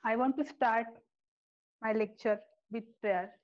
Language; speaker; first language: English; non-native, local second language; Marathi